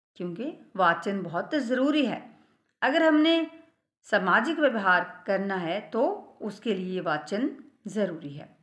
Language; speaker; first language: Hindi; non-native, local second language; Punjabi